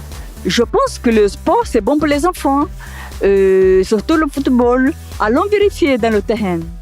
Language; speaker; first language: French; non-native, learner; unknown